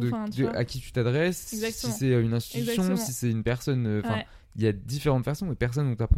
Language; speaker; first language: French; native; French